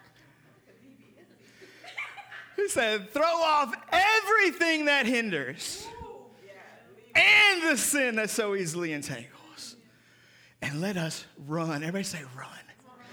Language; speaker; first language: English; native; English